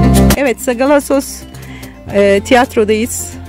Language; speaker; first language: Turkish; native; Turkish